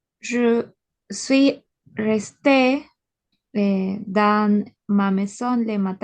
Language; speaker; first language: French; non-native, learner; Spanish